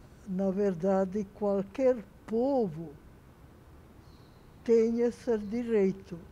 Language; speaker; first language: Portuguese; non-native, fluent; Hungarian